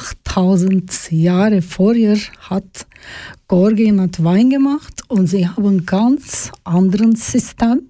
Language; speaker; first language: German; non-native, learner; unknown